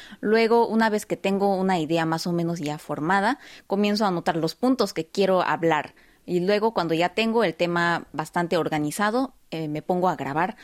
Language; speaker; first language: Spanish; early bilingual, heritage; Spanish